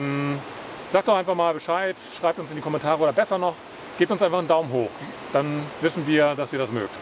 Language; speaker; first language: German; native; German